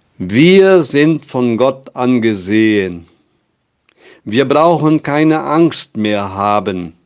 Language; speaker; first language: German; non-native, fluent; Portuguese